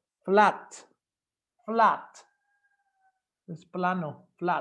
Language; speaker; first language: English; non-native, fluent; Spanish